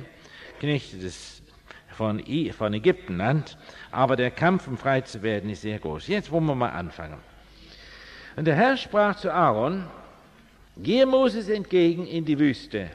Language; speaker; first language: German; non-native, fluent; English